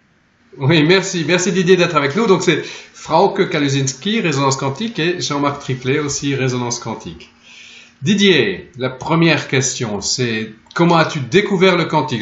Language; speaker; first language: French; native; French